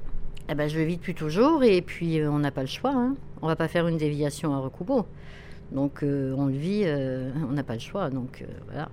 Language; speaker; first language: French; native; French